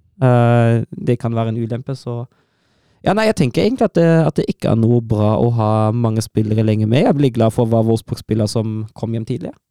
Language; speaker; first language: Norwegian; non-native, fluent; German